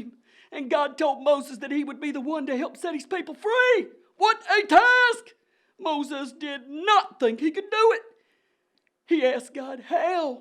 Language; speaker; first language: English; native; English